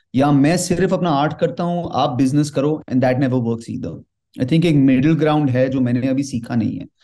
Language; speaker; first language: Hindi; early bilingual, heritage; Hindi